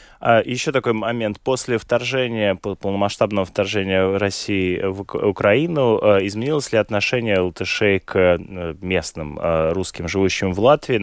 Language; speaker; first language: Russian; native; Russian